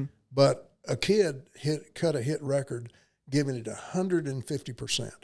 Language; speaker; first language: English; native; English